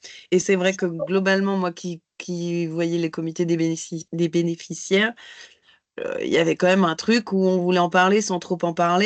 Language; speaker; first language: French; native; French